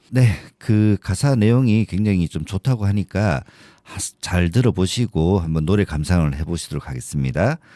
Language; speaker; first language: Korean; native; Korean